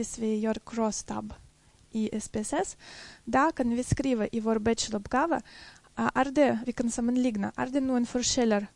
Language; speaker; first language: Norwegian; non-native, fluent; Russian